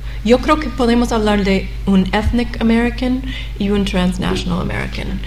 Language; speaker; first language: Spanish; non-native, fluent; English